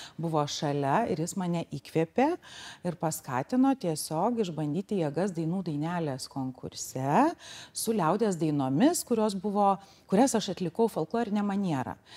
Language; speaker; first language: Lithuanian; native; Lithuanian